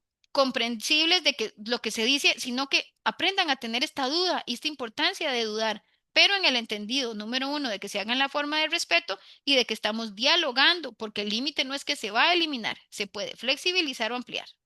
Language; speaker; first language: Spanish; native; Spanish